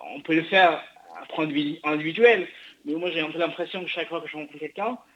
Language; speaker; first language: French; non-native, fluent; English